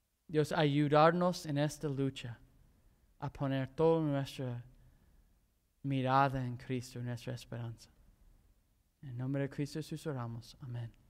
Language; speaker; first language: Spanish; non-native, fluent; English